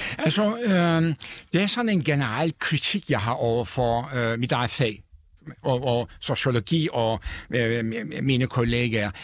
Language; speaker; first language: Danish; non-native, fluent; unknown